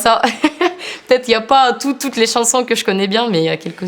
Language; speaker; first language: French; non-native, fluent; Ukrainian